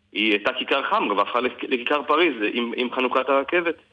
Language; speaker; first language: Hebrew; native; Hebrew